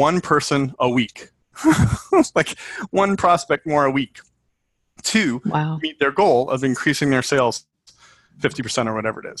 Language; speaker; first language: English; native; English